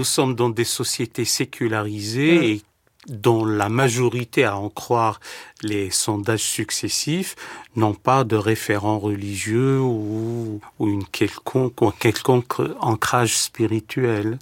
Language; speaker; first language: French; native; French